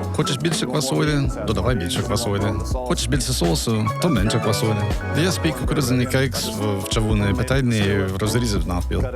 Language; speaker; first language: Ukrainian; non-native, fluent; English